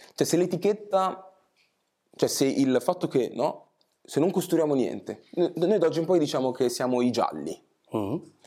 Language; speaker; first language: Italian; early bilingual, other home language; Portuguese